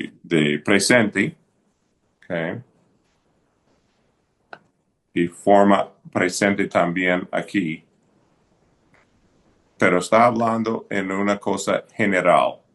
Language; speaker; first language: Spanish; non-native, fluent; English